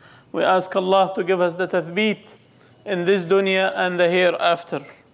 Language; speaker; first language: English; non-native, fluent; Arabic